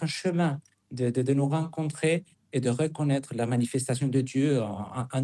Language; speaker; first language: French; non-native, fluent; Spanish